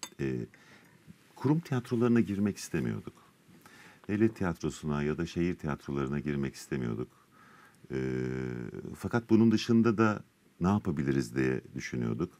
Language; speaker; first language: Turkish; native; Turkish